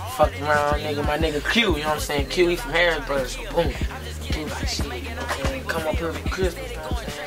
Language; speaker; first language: English; native; English